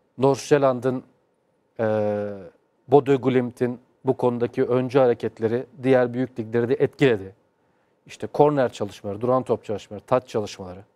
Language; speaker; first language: Turkish; native; Turkish